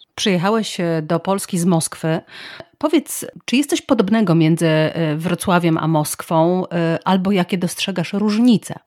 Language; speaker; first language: Polish; native; Polish